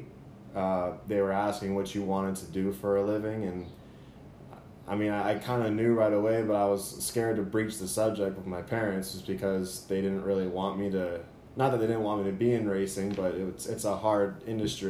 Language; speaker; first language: English; native; English